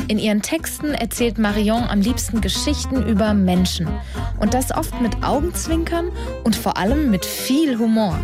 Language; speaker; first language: German; native; German